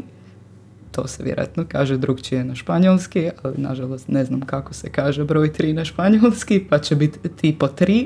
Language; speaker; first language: Croatian; native; Croatian